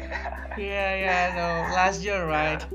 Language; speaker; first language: English; non-native, learner; Indonesian